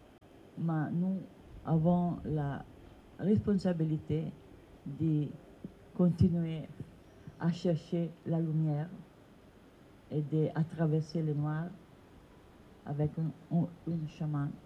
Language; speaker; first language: French; non-native, fluent; Italian